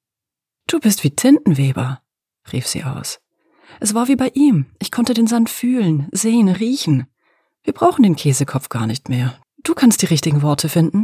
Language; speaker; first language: German; native; German